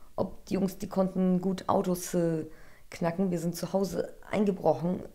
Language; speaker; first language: German; early bilingual, other home language; Polish